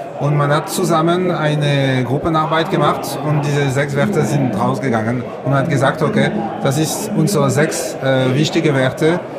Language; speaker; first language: German; non-native, learner; French